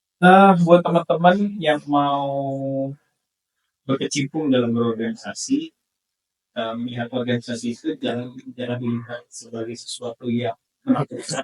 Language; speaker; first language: Indonesian; native; Indonesian